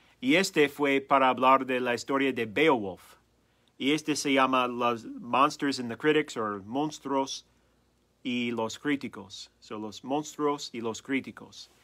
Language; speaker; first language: Spanish; non-native, fluent; English